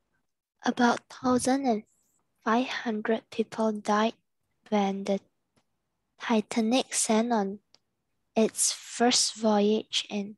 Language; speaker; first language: English; non-native, learner; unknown